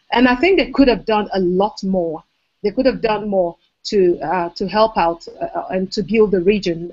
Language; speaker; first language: English; non-native, local second language; Igbo